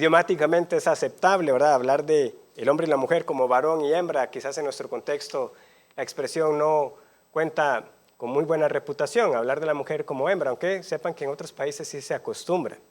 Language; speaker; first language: Spanish; native; Spanish